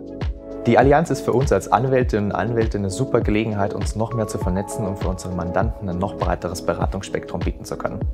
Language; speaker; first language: German; native; German